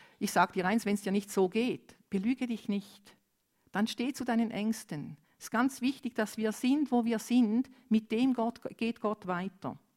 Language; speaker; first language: German; non-native, fluent; Romanian